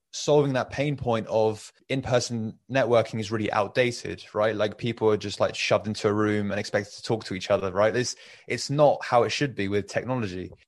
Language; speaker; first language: English; early bilingual, other home language; Persian